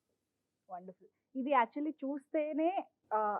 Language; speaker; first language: Telugu; native; Telugu